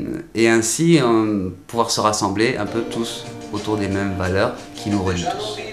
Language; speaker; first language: French; native; French